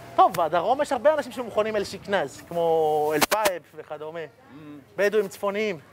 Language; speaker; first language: Hebrew; early bilingual, other home language; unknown